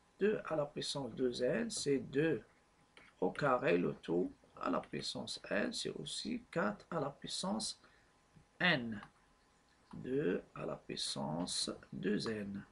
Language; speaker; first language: French; non-native, local second language; Arabic